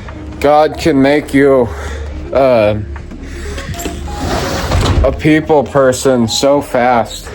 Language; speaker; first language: English; native; English